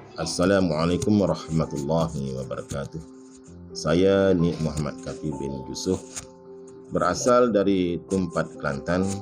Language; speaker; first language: Malay; native; Malay